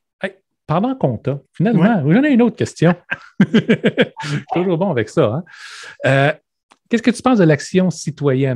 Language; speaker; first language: French; native; French